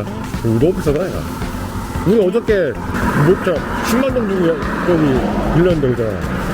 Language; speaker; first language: Korean; native; Korean